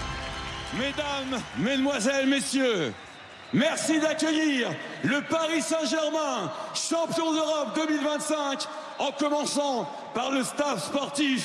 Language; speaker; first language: French; native; French